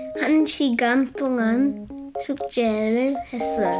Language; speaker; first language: Korean; early bilingual, heritage; English